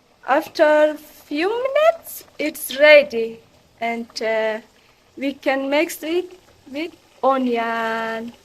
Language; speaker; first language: English; non-native, learner; Persian